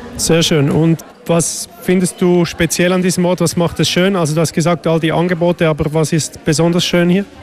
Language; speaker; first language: German; native; German